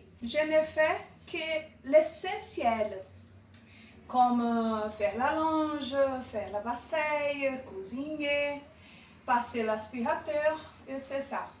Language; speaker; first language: French; non-native, learner; Portuguese